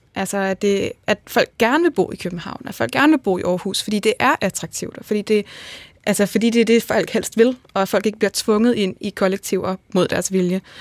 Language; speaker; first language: Danish; native; Danish